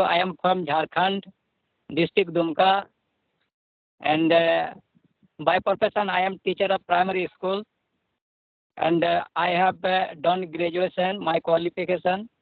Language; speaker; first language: English; non-native, learner; Santali